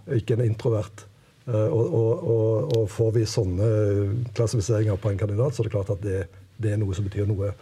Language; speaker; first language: Norwegian; native; Norwegian